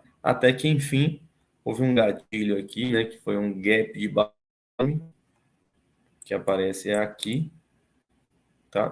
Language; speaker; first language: Portuguese; native; Portuguese